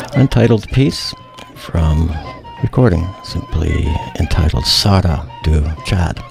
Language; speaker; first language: English; native; English